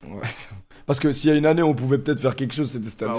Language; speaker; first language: French; native; French